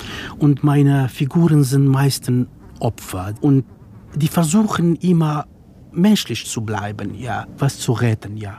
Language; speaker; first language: German; non-native, fluent; Kurdish